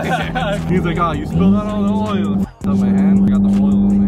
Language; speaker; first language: English; native; English